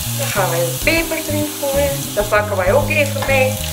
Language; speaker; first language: Dutch; non-native, learner; Persian